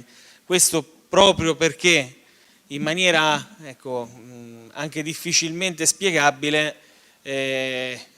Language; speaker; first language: Italian; native; Italian